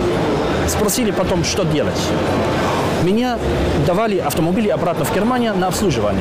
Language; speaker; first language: Russian; non-native, learner; German